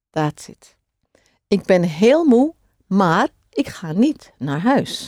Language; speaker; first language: Dutch; non-native, fluent; English